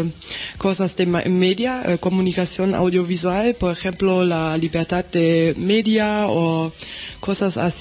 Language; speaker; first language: Spanish; non-native, learner; German